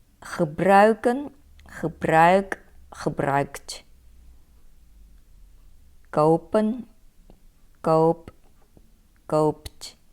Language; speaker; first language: Dutch; non-native, fluent; Thai